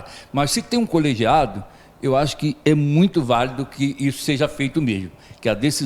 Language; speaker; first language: Portuguese; native; Portuguese